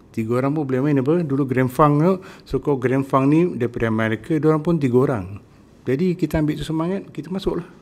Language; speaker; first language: Malay; native; Malay